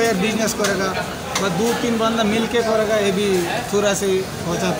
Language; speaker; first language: Hindi; non-native, learner; Bangla